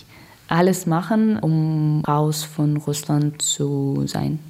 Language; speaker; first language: German; non-native, learner; Russian